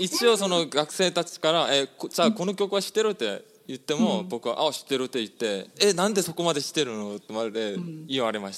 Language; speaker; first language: Japanese; non-native, fluent; English